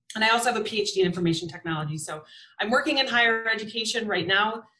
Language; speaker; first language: English; native; English